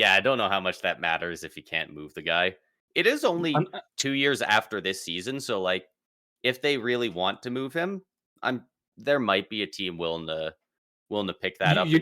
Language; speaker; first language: English; native; English